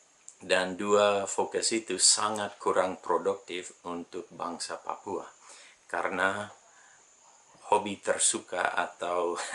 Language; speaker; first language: Indonesian; non-native, fluent; English